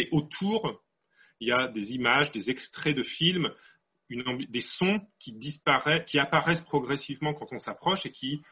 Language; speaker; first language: French; native; French